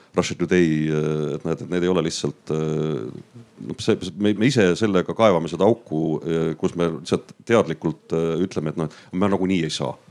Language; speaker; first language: Estonian; native; Estonian